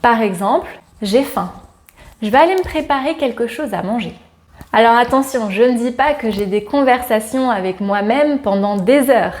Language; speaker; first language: French; native; French